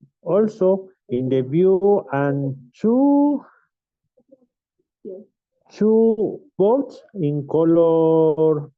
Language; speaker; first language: English; non-native, learner; Spanish